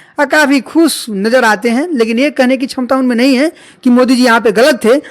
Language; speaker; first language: Hindi; native; Hindi